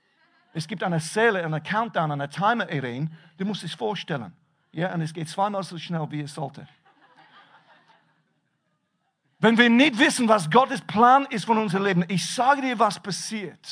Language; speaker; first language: German; non-native, fluent; English